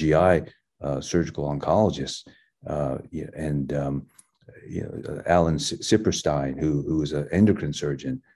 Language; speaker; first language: English; early bilingual, other home language; Min Nan Chinese